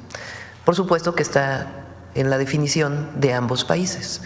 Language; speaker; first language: Spanish; native; Spanish